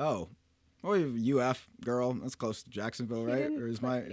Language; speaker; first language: English; native; English